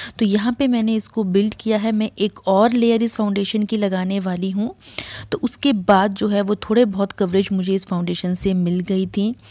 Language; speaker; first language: Hindi; native; Hindi